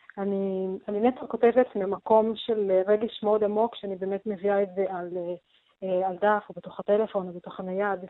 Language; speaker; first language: Hebrew; non-native, local second language; Arabic